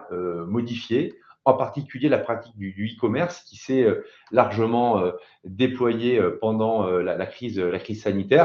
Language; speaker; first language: French; native; French